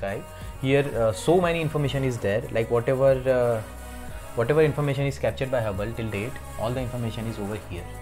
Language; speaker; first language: English; non-native, local second language; Hindi